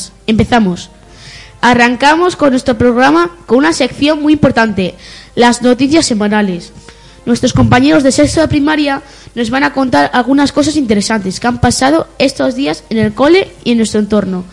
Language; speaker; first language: Spanish; native; Spanish